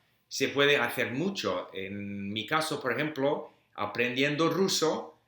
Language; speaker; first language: Spanish; non-native, fluent; English